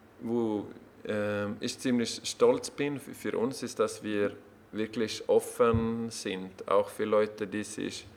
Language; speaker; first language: German; non-native, learner; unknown